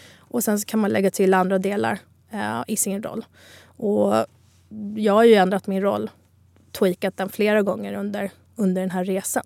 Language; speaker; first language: Swedish; early bilingual, other home language; Spanish